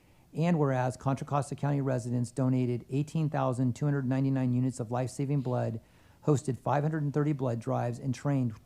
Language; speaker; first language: English; native; English